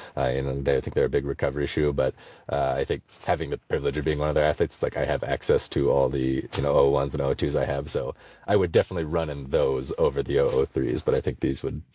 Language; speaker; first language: English; native; English